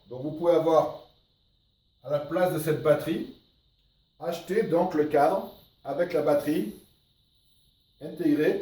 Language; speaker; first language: French; native; French